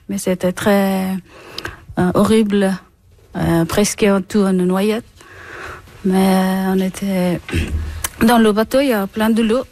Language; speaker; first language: French; non-native, learner; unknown